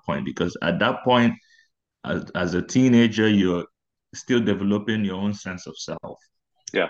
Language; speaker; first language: English; non-native, local second language; Igbo